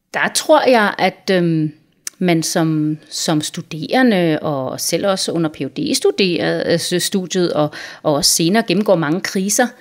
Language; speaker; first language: Danish; native; Danish